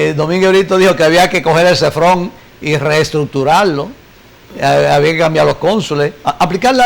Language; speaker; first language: Spanish; native; Spanish